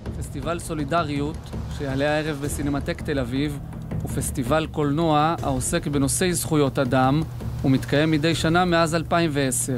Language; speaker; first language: Hebrew; native; Hebrew